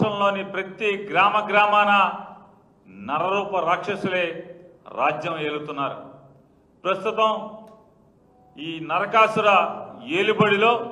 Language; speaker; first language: Telugu; native; Telugu